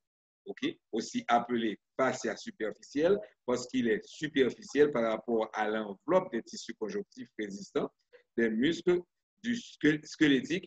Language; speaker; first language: French; non-native, local second language; Haitian Creole